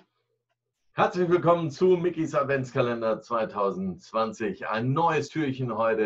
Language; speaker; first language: German; native; German